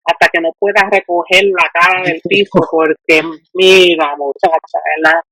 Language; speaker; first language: Spanish; early bilingual, heritage; Spanish